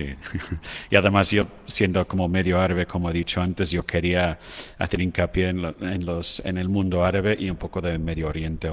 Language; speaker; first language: Spanish; non-native, fluent; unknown